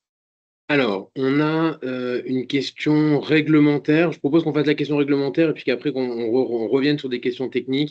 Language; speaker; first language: French; native; French